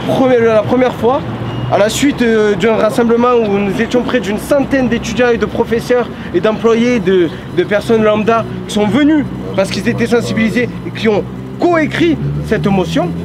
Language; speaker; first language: French; native; French